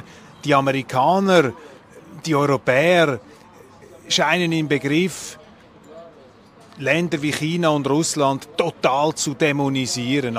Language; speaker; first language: German; native; German